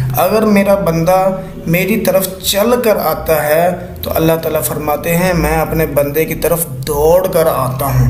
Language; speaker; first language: Urdu; non-native, local second language; Punjabi